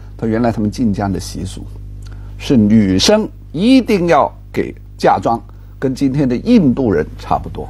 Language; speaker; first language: Chinese; non-native, local second language; Cantonese